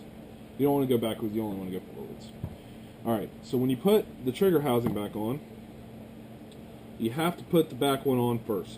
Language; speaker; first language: English; native; English